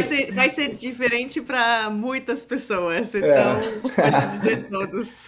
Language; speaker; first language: Portuguese; non-native, fluent; English